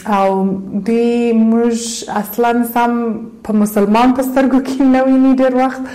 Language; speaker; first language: Pashto; early bilingual, heritage; Pashto